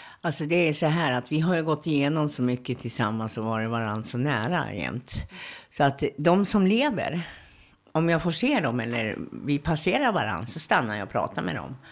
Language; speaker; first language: Swedish; native; Swedish